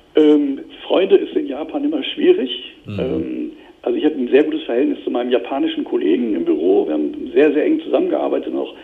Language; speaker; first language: German; native; German